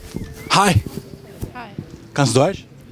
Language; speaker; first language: German; early bilingual, other home language; Turkish